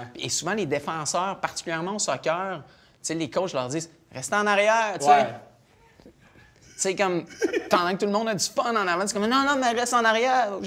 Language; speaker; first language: French; native; French